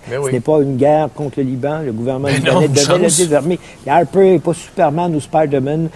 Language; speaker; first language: French; native; French